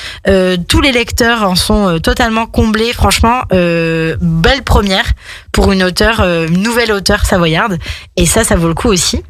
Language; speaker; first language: French; native; French